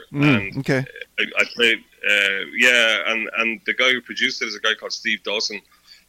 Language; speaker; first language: English; native; English